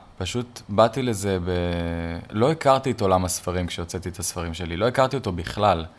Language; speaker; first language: Hebrew; native; Hebrew